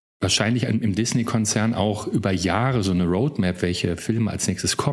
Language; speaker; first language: German; native; German